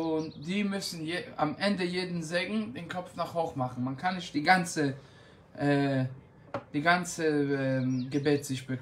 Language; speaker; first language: German; non-native, fluent; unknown